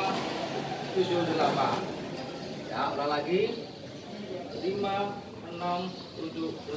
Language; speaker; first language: Indonesian; native; Indonesian